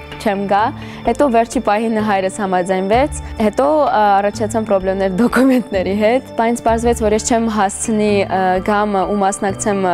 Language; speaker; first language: Armenian; early bilingual, heritage; Armenian